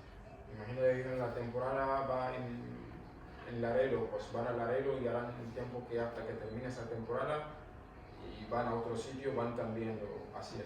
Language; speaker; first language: Spanish; non-native, fluent; Wolof